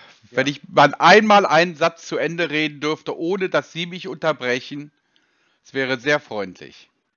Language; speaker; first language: German; native; German